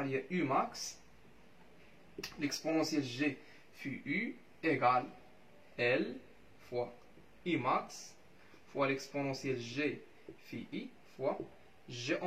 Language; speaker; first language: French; non-native, local second language; Arabic